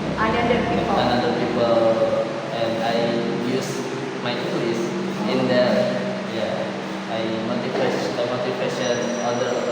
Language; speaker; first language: English; non-native, learner; Indonesian